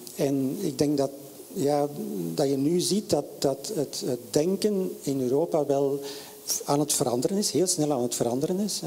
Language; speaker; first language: Dutch; native; Dutch